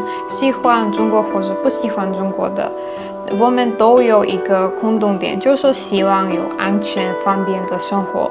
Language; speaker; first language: Chinese; non-native, fluent; Slovak